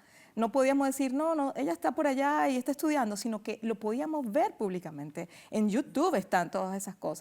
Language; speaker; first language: Spanish; native; Spanish